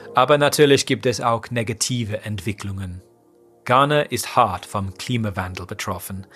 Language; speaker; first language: German; non-native, fluent; English